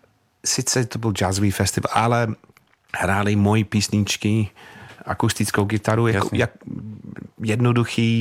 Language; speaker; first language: Czech; non-native, learner; English